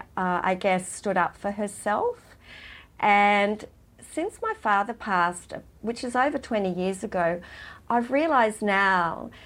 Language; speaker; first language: English; native; English